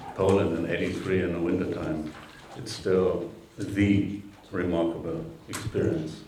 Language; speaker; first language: English; non-native, fluent; German